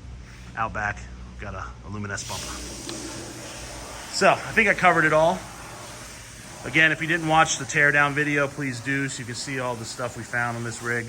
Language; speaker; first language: English; native; English